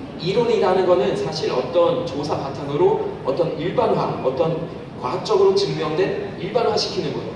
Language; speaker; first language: Korean; non-native, fluent; German